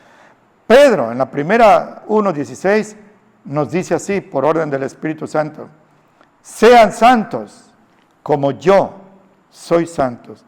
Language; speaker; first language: Spanish; native; Spanish